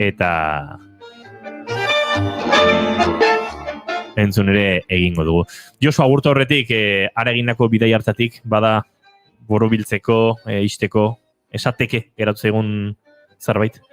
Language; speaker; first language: Basque; native; Basque